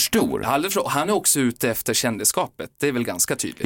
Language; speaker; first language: Swedish; native; Swedish